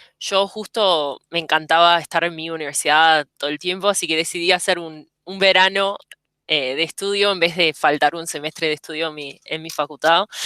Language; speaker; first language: Spanish; early bilingual, heritage; English